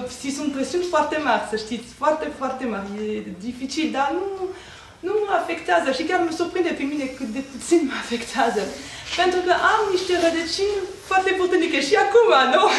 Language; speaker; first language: Romanian; non-native, fluent; French